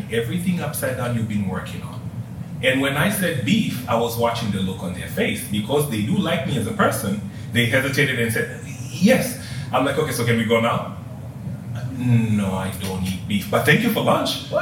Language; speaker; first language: English; non-native, local second language; Swahili